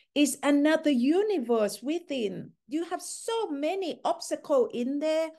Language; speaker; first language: English; non-native, fluent; Thai